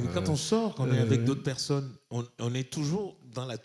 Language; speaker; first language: French; native; French